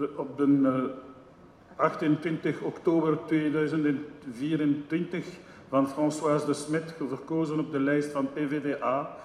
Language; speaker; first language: Dutch; non-native, local second language; French